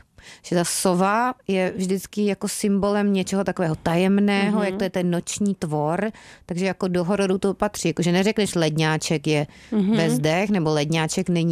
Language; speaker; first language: Czech; native; Czech